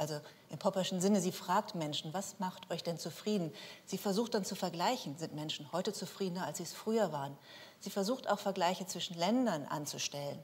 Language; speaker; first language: German; native; German